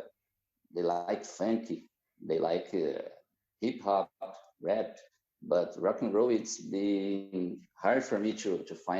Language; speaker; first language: English; non-native, fluent; Portuguese